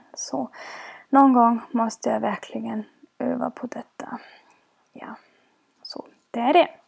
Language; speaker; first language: Swedish; non-native, fluent; German